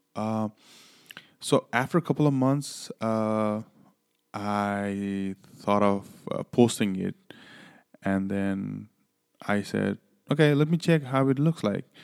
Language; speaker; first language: English; non-native, local second language; Nepali